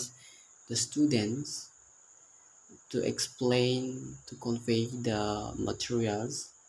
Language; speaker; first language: English; non-native, learner; Indonesian